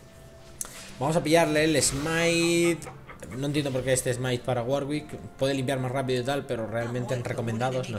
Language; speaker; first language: Spanish; native; Spanish